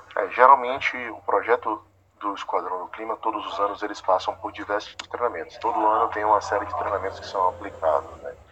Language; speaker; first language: Portuguese; native; Portuguese